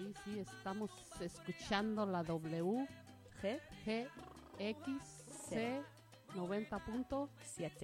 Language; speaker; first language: Spanish; native; Spanish